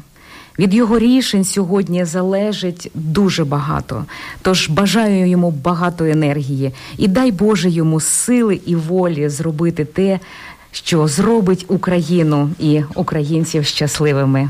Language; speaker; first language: Ukrainian; native; Ukrainian